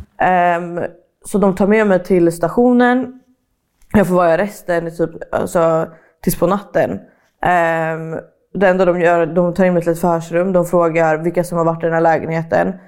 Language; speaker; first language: Swedish; native; Swedish